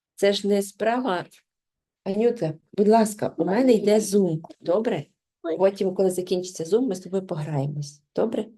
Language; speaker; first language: Ukrainian; non-native, local second language; Russian